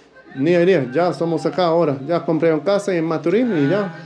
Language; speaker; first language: Spanish; non-native, learner; English